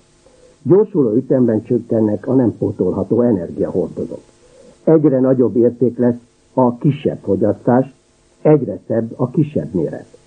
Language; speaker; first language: Hungarian; native; Hungarian